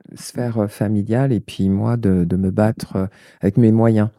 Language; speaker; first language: French; native; French